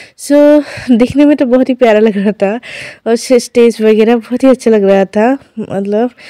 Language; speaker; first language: Hindi; non-native, local second language; Assamese